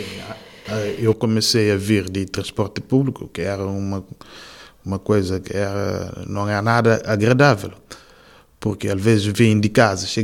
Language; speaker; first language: Portuguese; non-native, local second language; Kabuverdianu